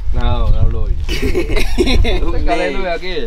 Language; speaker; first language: Portuguese; non-native, learner; Vietnamese